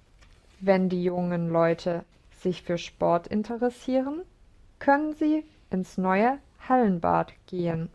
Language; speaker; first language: German; non-native, learner; English